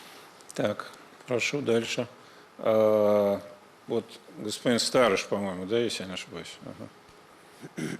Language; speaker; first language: Russian; native; Russian